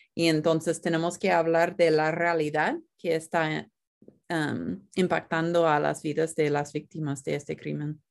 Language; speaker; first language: Spanish; non-native, fluent; English